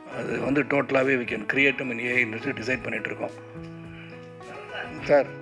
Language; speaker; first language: Tamil; native; Tamil